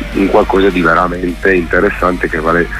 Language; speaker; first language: Italian; native; Italian